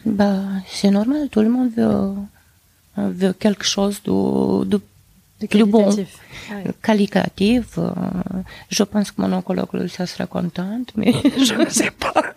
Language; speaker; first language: French; non-native, fluent; Romanian